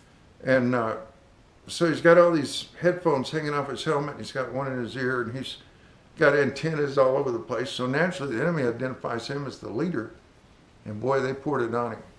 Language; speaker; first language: English; native; English